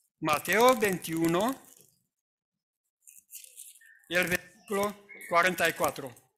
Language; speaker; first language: Spanish; non-native, fluent; Romanian